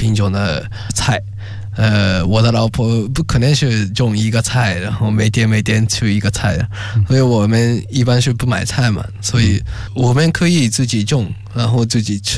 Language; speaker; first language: Chinese; non-native, fluent; Japanese